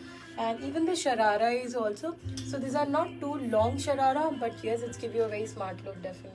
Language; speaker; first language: English; non-native, local second language; Hindi